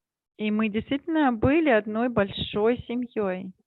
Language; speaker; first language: Russian; native; Russian